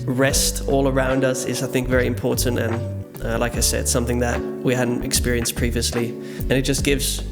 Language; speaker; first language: English; non-native, fluent; Dutch